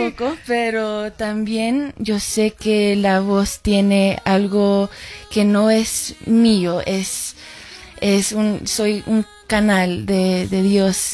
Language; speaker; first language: Spanish; non-native, learner; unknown